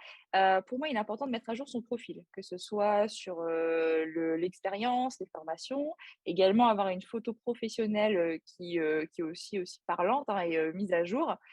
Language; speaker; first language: French; native; French